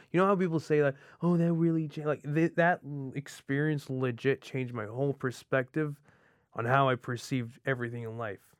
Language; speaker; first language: English; early bilingual, other home language; Arabic